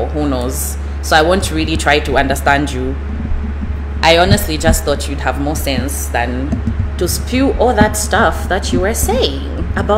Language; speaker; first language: English; non-native, local second language; Bemba